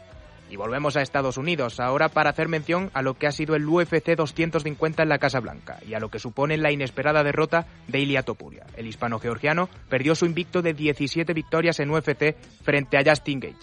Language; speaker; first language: Spanish; native; Spanish